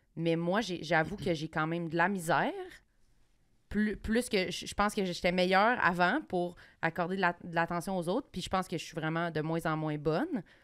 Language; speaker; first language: French; native; French